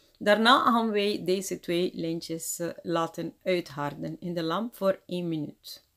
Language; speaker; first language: Dutch; non-native, fluent; Spanish